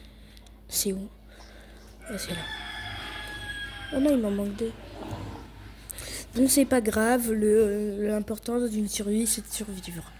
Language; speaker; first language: French; native; French